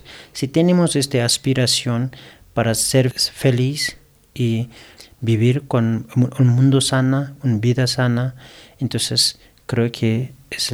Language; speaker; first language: Spanish; non-native, learner; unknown